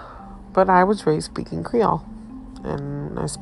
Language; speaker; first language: English; early bilingual, other home language; Haitian Creole